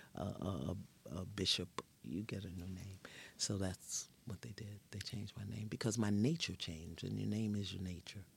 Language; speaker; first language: English; native; English